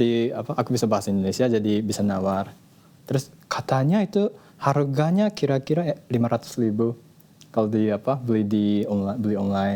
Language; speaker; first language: Indonesian; non-native, fluent; Japanese